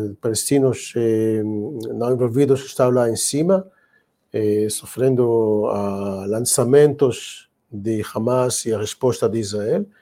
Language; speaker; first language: Portuguese; non-native, learner; Hebrew